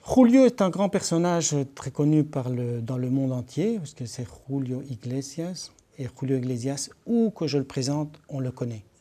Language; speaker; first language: French; early bilingual, other home language; Spanish